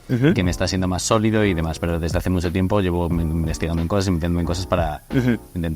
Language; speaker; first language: Spanish; native; Spanish